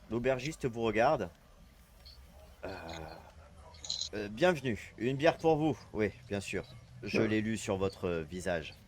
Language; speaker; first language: French; native; French